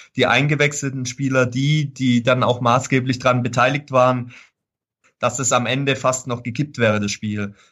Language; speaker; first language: German; native; German